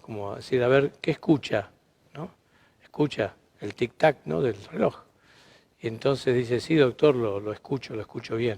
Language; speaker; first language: Spanish; native; Spanish